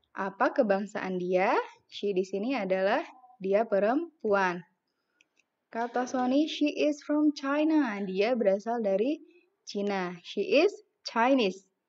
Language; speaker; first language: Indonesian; native; Indonesian